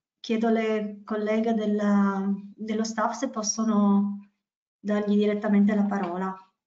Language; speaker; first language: Italian; native; Italian